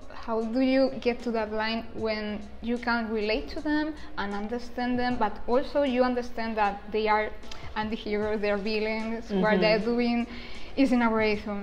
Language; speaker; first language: English; non-native, fluent; Spanish